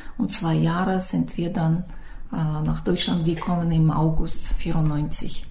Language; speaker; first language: German; non-native, fluent; Russian